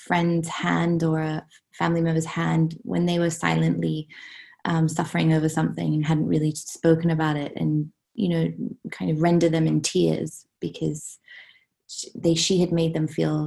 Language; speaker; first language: English; native; English